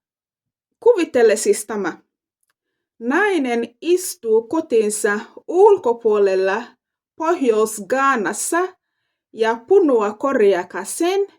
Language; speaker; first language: Finnish; non-native, fluent; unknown